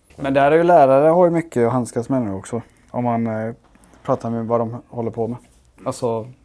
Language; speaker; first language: Swedish; early bilingual, other home language; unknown